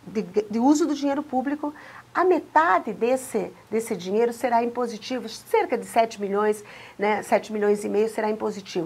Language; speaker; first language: Portuguese; native; Portuguese